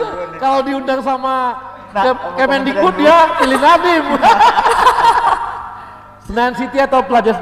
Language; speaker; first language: Indonesian; native; Indonesian